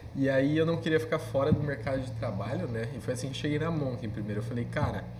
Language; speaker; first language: Portuguese; native; Portuguese